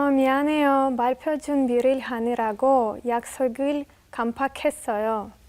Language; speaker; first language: Korean; non-native, learner; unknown